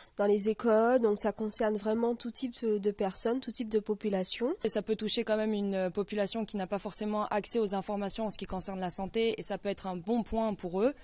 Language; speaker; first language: French; native; French